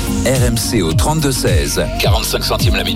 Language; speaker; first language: French; native; French